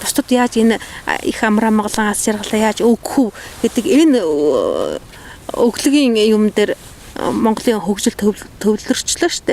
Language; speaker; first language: Mongolian; native; Mongolian